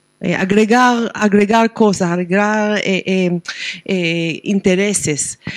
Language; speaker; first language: Spanish; non-native, fluent; Hebrew